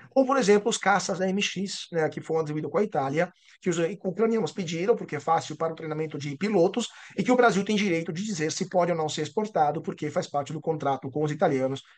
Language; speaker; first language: Portuguese; non-native, fluent; Italian